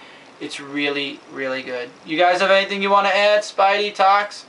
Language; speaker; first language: English; native; English